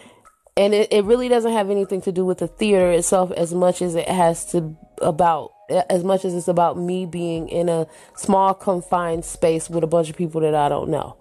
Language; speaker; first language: English; native; English